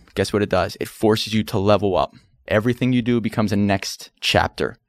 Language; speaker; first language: English; native; English